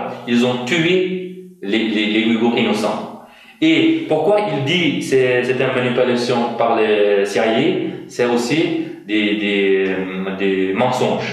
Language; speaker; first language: French; non-native, fluent; Uyghur